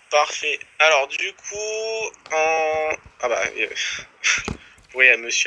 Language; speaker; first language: French; native; French